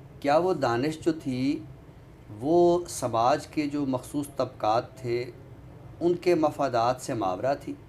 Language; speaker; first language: Urdu; native; Urdu